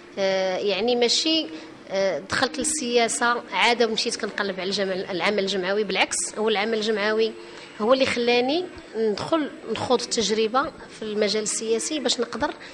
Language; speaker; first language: Arabic; native; Arabic